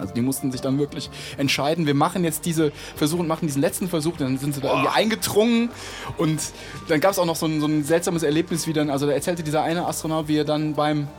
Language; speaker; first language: German; native; German